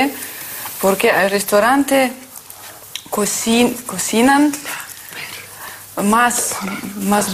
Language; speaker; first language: Spanish; non-native, learner; Armenian